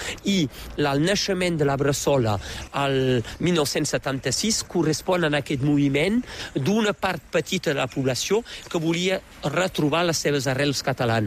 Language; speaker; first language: Catalan; native; Catalan